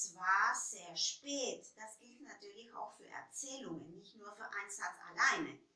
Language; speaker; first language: German; non-native, fluent; Spanish